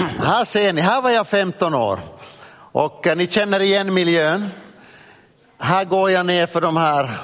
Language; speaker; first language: Swedish; native; Swedish